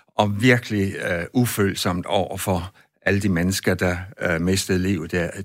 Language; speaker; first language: Danish; native; Danish